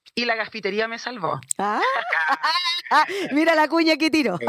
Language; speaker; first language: Spanish; native; Spanish